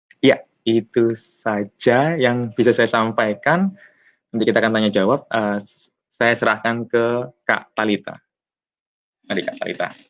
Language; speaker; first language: Indonesian; native; Indonesian